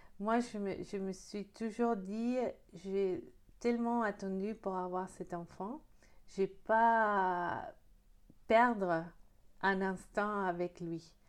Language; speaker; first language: French; non-native, fluent; Spanish